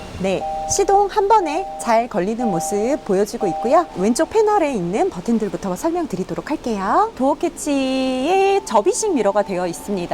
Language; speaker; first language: Korean; native; Korean